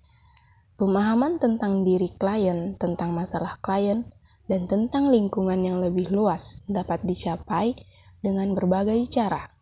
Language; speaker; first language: Indonesian; native; Indonesian